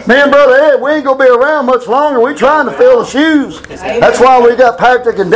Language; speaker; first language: English; native; English